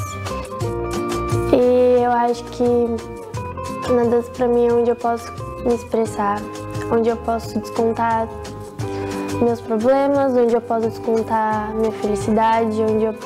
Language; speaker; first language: Portuguese; native; Portuguese